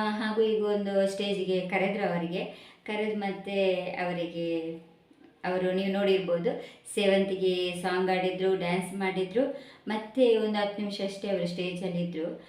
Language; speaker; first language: Kannada; non-native, local second language; Tulu